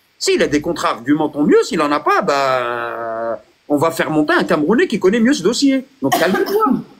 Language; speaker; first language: French; early bilingual, other home language; Arabic